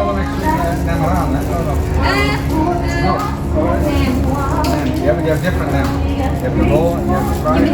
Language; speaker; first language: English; non-native, fluent; Dutch